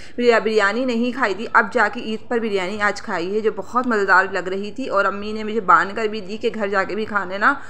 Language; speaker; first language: Hindi; native; Hindi